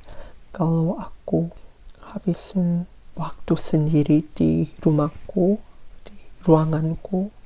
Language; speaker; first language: Indonesian; non-native, fluent; Korean